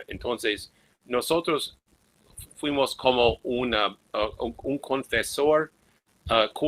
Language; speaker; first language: Spanish; non-native, fluent; English